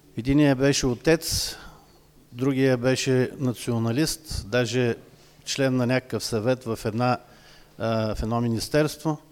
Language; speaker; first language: Bulgarian; native; Bulgarian